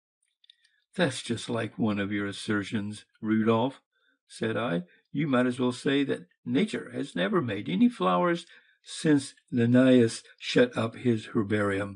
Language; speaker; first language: English; native; English